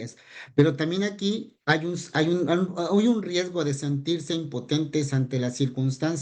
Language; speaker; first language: Spanish; native; Spanish